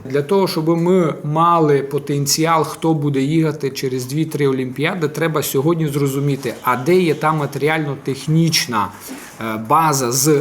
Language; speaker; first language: Ukrainian; native; Ukrainian